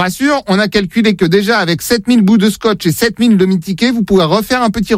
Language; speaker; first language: French; native; French